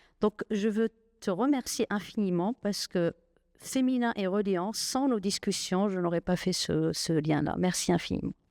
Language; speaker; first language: French; non-native, local second language; Arabic